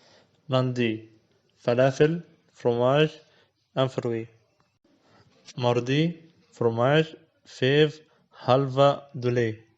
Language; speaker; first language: French; non-native, learner; Arabic